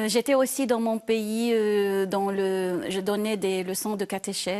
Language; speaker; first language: French; non-native, fluent; Arabic